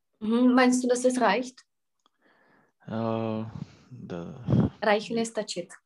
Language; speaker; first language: German; non-native, fluent; Czech